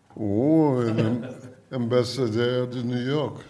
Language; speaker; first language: French; non-native, learner; English